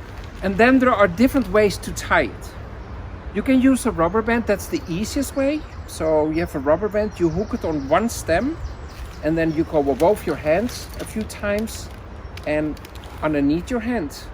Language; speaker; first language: English; non-native, fluent; Dutch